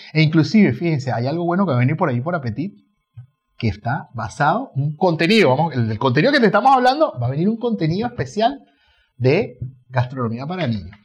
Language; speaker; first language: Spanish; native; Spanish